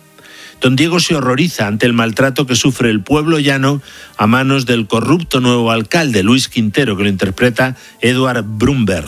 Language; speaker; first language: Spanish; native; Spanish